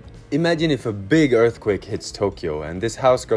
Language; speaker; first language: English; non-native, fluent; Swedish